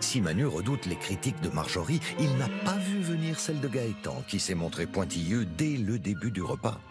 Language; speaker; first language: French; native; French